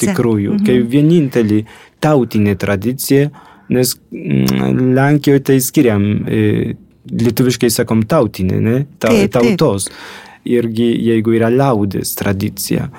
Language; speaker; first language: Lithuanian; non-native, fluent; Polish